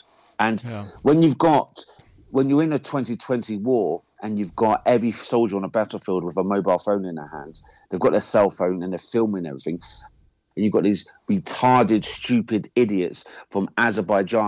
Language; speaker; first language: English; native; English